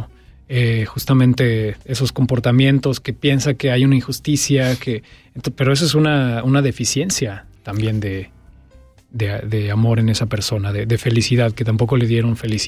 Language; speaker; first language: Spanish; native; Spanish